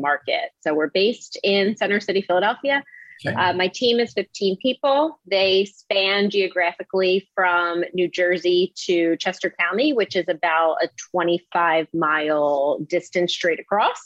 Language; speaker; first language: English; native; English